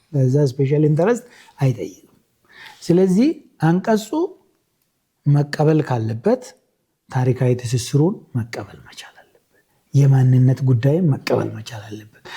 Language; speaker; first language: Amharic; non-native, local second language; Oromo